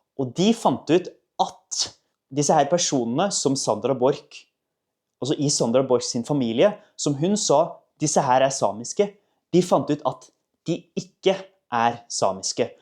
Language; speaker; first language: Norwegian; native; Norwegian